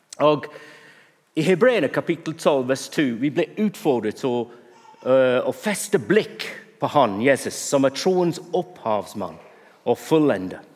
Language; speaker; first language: Norwegian; non-native, fluent; English